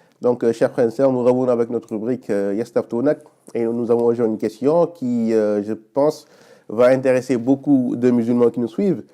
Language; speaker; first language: French; native; French